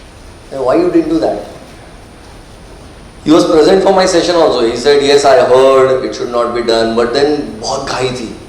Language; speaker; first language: English; non-native, local second language; Marathi